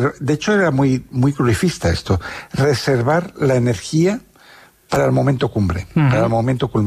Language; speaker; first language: Spanish; native; Spanish